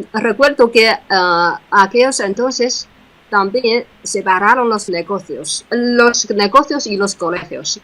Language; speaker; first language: Spanish; non-native, fluent; Chinese